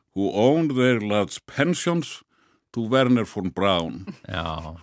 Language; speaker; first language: Icelandic; native; Icelandic